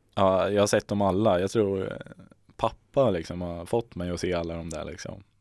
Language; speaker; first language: Swedish; native; Swedish